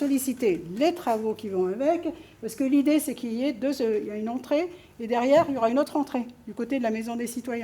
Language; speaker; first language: French; native; French